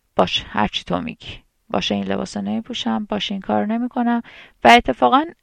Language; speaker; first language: Persian; native; Persian